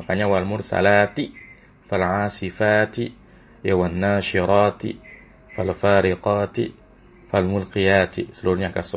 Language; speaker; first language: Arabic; non-native, fluent; Indonesian